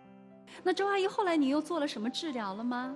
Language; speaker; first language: Chinese; native; Chinese